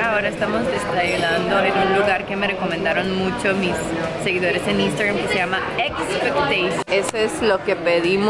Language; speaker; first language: Spanish; non-native, fluent; Croatian